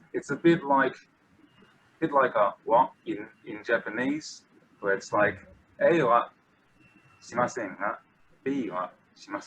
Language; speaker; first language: English; non-native, fluent; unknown